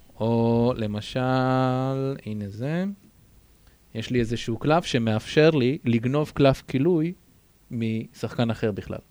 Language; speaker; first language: Hebrew; native; Hebrew